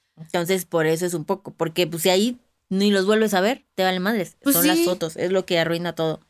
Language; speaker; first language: Spanish; native; Spanish